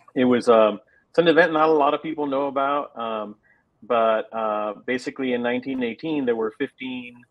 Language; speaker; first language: English; native; English